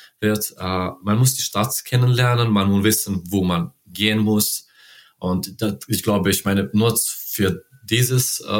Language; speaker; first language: German; non-native, learner; Serbian